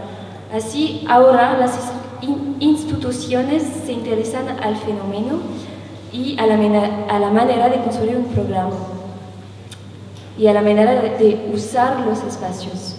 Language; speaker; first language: Spanish; non-native, learner; French